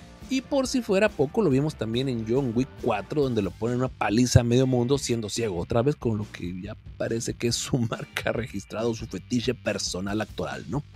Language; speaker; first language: Spanish; native; Spanish